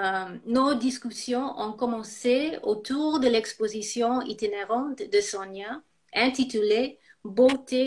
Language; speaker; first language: French; non-native, fluent; English